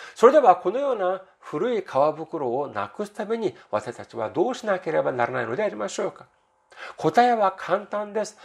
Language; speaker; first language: Japanese; non-native, fluent; Korean